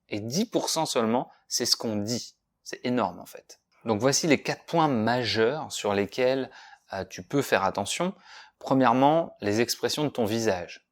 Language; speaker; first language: French; native; French